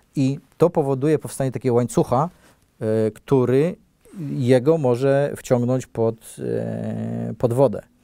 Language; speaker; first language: Polish; native; Polish